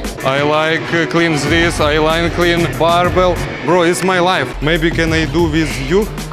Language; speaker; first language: English; non-native, learner; Russian